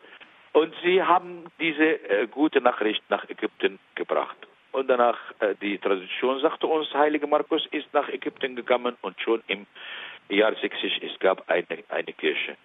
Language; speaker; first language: German; non-native, learner; Arabic